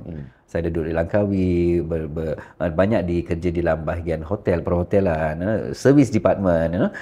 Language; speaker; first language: Malay; non-native, local second language; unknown